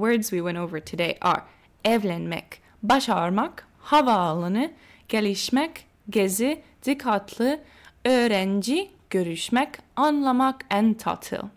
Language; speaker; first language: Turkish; non-native, learner; English